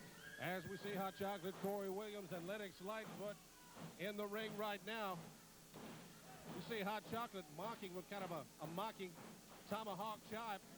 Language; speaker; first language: English; native; English